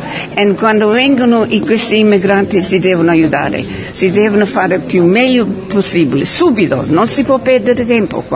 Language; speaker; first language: Italian; early bilingual, heritage; Italian